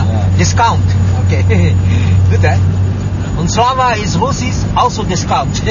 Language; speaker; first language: German; non-native, learner; Dutch